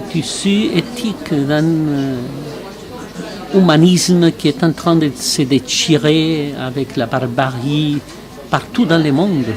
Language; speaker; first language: French; non-native, fluent; Spanish